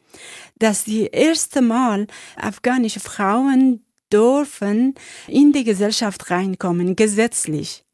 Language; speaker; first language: German; non-native, learner; Persian